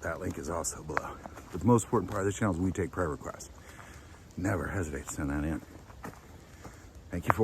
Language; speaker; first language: English; native; English